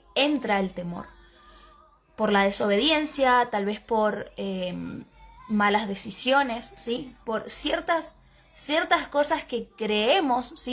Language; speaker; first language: Spanish; native; Spanish